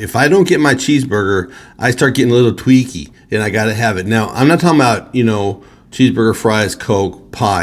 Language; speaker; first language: English; native; English